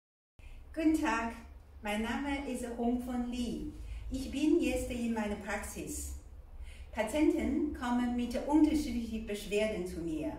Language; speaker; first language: German; non-native, fluent; Chinese